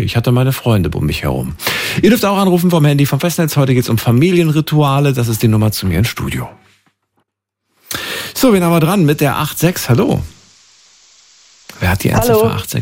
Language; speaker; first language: German; native; German